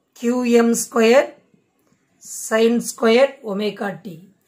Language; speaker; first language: English; non-native, local second language; Tamil